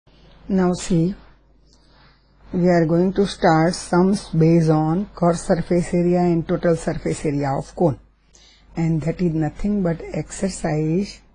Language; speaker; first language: English; non-native, local second language; Gujarati